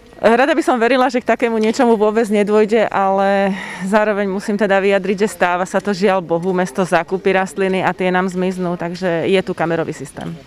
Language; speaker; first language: Slovak; native; Slovak